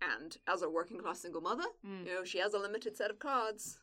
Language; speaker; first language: English; native; English